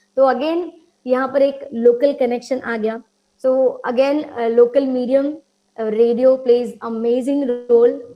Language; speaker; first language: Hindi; non-native, local second language; Gujarati